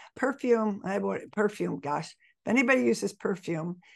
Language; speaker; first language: English; native; English